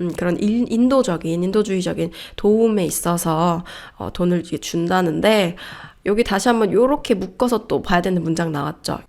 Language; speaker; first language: Korean; early bilingual, heritage; Korean